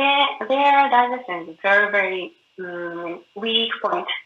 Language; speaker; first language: English; non-native, learner; Japanese